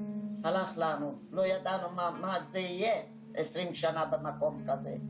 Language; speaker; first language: Hebrew; non-native, fluent; Hungarian